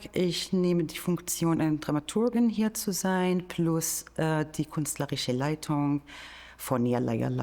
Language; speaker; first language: German; non-native, fluent; Arabic